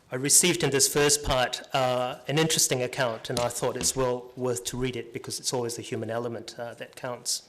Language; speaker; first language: English; native; English